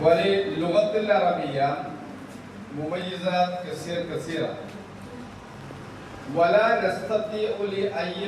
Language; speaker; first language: Arabic; non-native, fluent; Malayalam